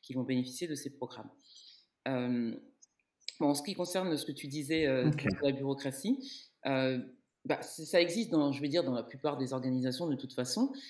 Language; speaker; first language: French; native; French